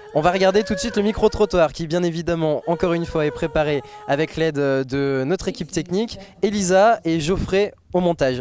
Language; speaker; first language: French; native; French